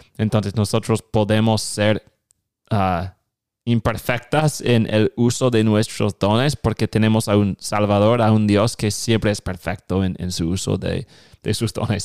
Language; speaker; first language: Spanish; non-native, fluent; English